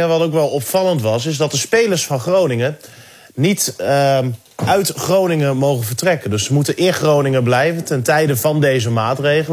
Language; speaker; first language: Dutch; native; Dutch